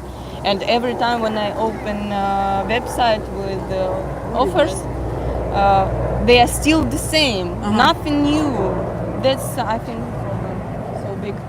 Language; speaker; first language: English; non-native, fluent; Russian